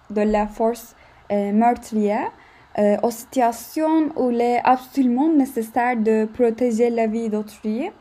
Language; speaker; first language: French; non-native, learner; Turkish